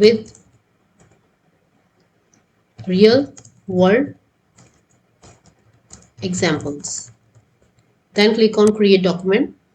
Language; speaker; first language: English; non-native, local second language; Hindi